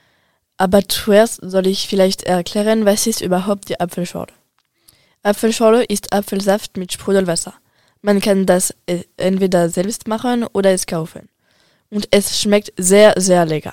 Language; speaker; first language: German; non-native, learner; French